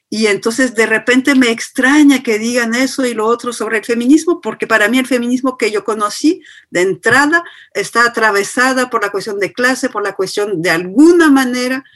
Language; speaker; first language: Spanish; non-native, fluent; French